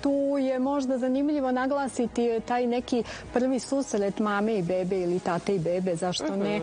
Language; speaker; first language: Serbian; native; Serbian